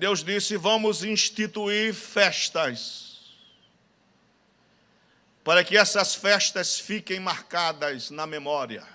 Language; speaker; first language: Portuguese; native; Portuguese